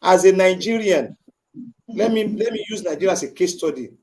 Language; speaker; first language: English; non-native, local second language; Yoruba